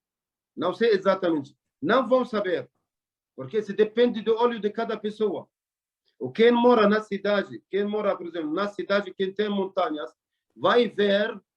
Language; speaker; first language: Portuguese; non-native, learner; Arabic